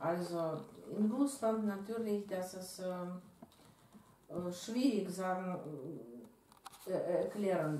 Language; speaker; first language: German; non-native, learner; Russian